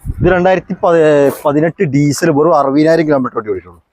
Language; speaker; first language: Malayalam; native; Malayalam